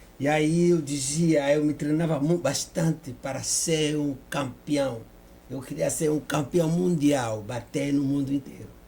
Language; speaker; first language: Portuguese; non-native, fluent; Lingala